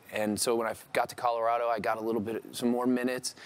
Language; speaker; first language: English; native; English